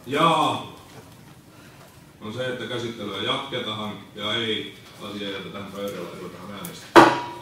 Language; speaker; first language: Finnish; native; Finnish